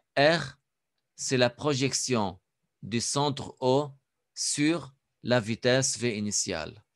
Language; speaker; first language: French; non-native, local second language; Arabic